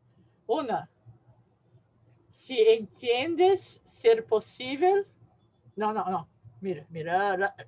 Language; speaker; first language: Spanish; non-native, learner; Portuguese